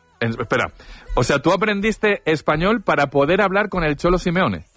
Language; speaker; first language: Spanish; native; Spanish